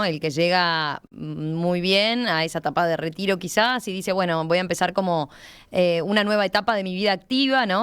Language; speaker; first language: Spanish; native; Spanish